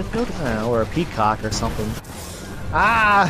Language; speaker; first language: English; native; English